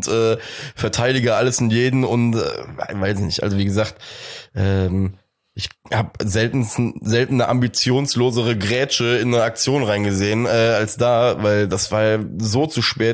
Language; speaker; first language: German; native; German